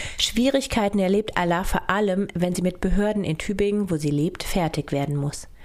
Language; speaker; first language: German; native; German